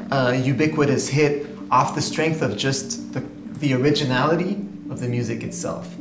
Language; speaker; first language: English; native; English